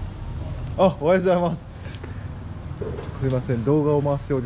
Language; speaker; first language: Japanese; native; Japanese